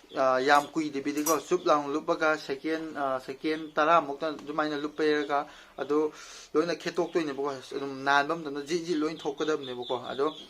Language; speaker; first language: Manipuri; non-native, local second language; Rongmei Naga